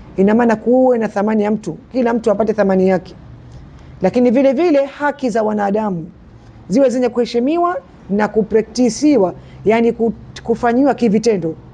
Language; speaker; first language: Swahili; native; Swahili